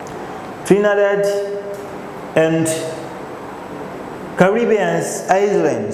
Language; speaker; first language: English; non-native, local second language; Swahili